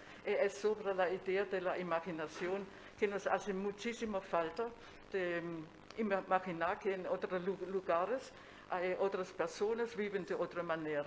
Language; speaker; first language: Spanish; non-native, fluent; German